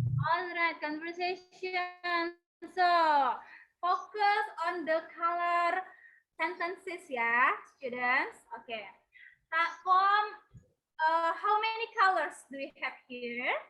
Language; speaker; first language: English; non-native, learner; Indonesian